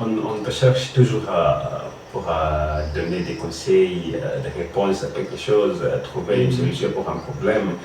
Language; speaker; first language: French; non-native, learner; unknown